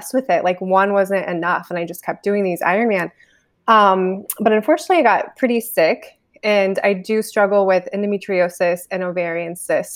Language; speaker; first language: English; native; English